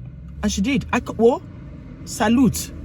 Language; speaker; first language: English; non-native, local second language; Yoruba